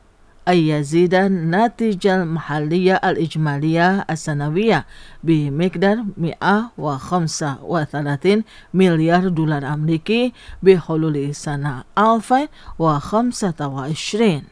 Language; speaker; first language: Arabic; non-native, fluent; Indonesian